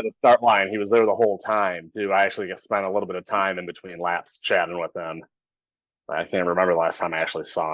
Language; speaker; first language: English; native; English